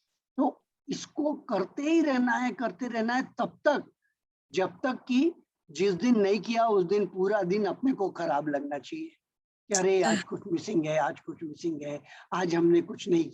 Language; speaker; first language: Hindi; native; Hindi